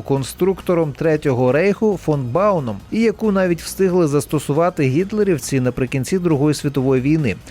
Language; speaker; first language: Ukrainian; native; Ukrainian